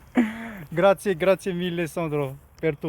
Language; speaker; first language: Italian; non-native, learner; French